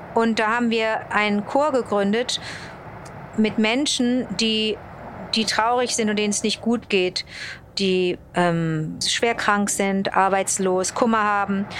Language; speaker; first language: German; native; German